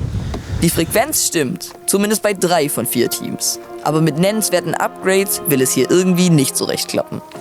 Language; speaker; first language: German; native; German